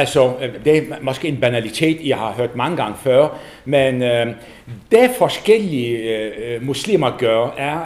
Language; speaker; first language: Danish; non-native, fluent; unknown